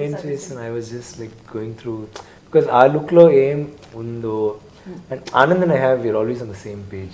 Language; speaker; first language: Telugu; non-native, learner; Tamil